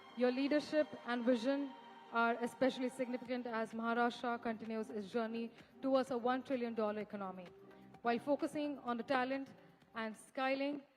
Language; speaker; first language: English; non-native, local second language; Marathi